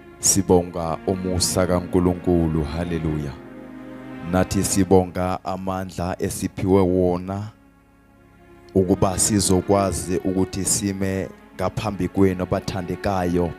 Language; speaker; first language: Zulu; non-native, local second language; South Ndebele